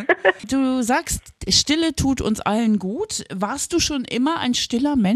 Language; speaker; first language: German; native; German